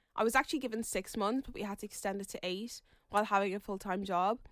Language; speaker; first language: English; native; English